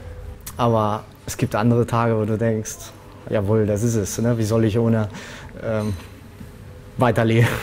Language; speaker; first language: German; native; German